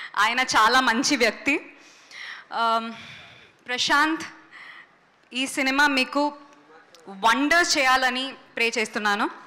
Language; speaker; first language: Telugu; non-native, learner; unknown